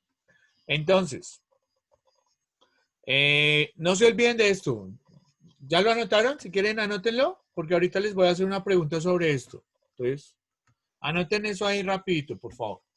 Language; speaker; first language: Spanish; native; Spanish